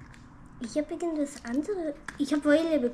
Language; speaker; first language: German; early bilingual, heritage; Bosnian